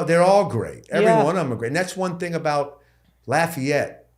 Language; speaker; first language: English; native; English